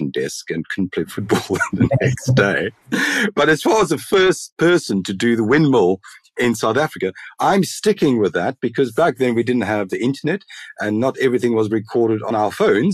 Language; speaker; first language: English; native; English